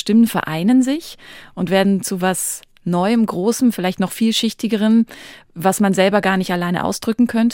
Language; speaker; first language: German; native; German